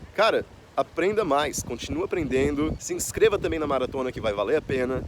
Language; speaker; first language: Portuguese; native; Portuguese